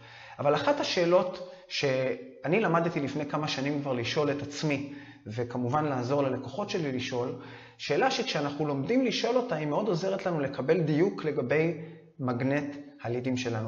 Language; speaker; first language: Hebrew; native; Hebrew